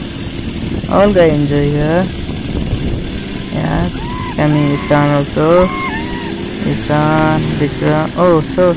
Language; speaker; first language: English; non-native, learner; Nepali